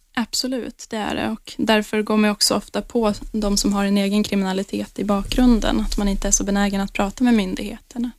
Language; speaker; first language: Swedish; native; Swedish